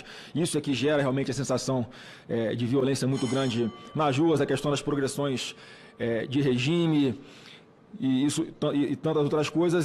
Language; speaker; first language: Portuguese; native; Portuguese